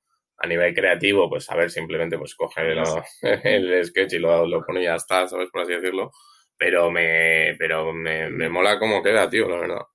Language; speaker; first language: Spanish; native; Spanish